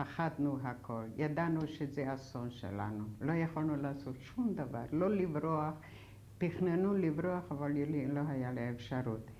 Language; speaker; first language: Hebrew; non-native, fluent; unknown